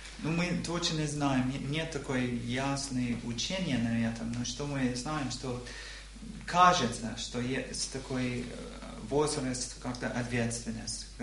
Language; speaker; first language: Russian; non-native, learner; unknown